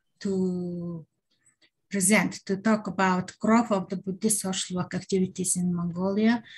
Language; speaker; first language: English; non-native, learner; Mongolian